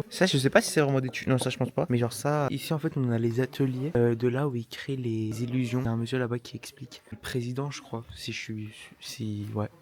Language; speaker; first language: French; native; French